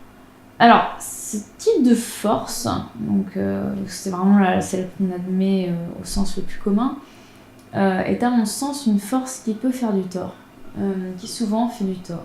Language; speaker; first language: French; native; French